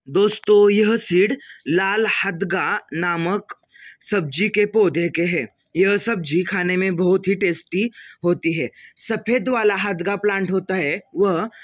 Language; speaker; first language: Hindi; non-native, local second language; Marathi